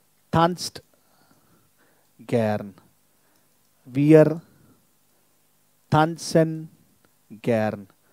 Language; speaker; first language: German; non-native, fluent; Hindi